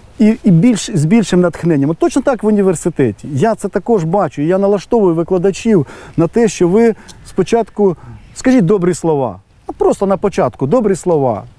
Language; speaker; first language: Ukrainian; native; Ukrainian